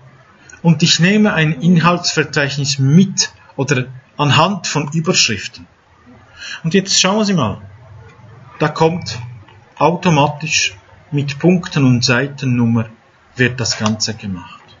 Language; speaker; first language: German; non-native, fluent; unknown